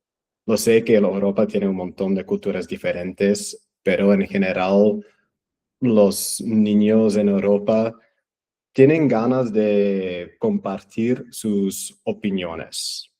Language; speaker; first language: Spanish; non-native, fluent; English